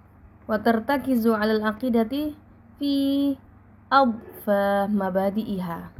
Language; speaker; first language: Arabic; non-native, fluent; Indonesian